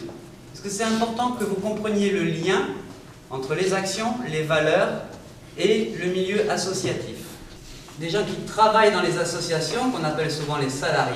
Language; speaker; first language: French; native; French